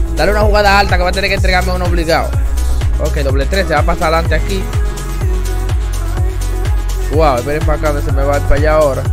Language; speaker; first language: Spanish; native; Spanish